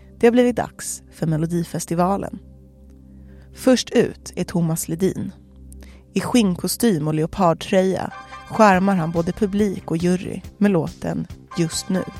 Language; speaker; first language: Swedish; native; Swedish